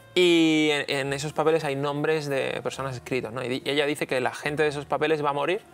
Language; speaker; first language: Spanish; native; Spanish